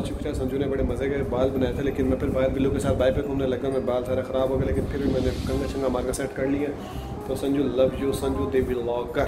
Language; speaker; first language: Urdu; non-native, local second language; Punjabi